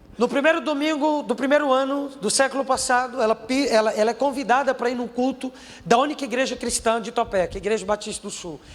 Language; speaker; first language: Portuguese; native; Portuguese